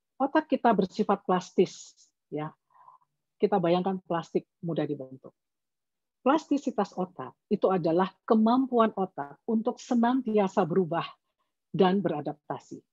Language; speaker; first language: Indonesian; native; Indonesian